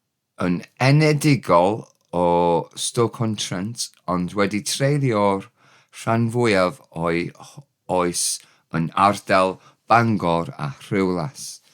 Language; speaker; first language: Welsh; non-native, learner; English